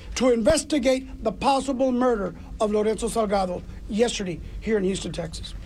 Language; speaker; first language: English; early bilingual, other home language; Spanish